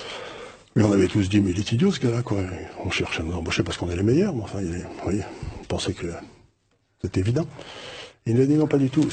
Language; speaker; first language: French; native; French